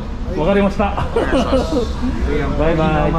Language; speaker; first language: Japanese; non-native, learner; Filipino